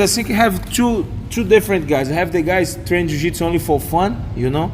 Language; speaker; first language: English; non-native, learner; Portuguese